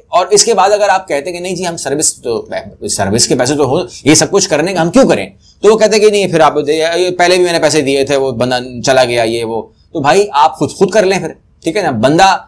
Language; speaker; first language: Urdu; native; Urdu